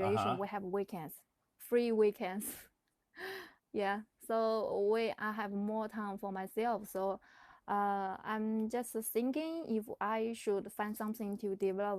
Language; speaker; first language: English; non-native, learner; Chinese